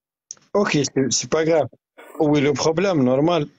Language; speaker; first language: French; non-native, learner; Arabic